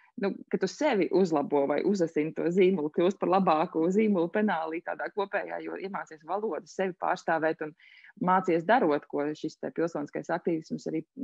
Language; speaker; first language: Latvian; native; Latvian